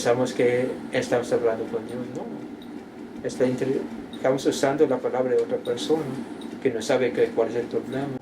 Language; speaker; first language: Spanish; non-native, learner; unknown